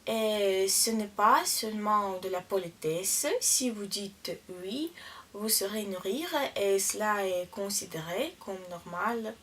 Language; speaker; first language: French; non-native, learner; Russian